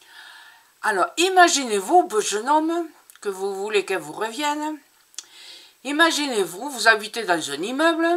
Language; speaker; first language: French; native; French